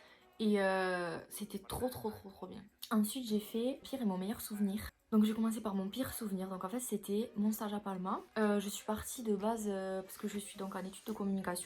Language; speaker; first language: French; native; French